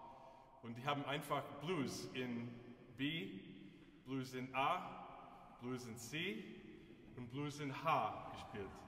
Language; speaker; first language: German; non-native, fluent; English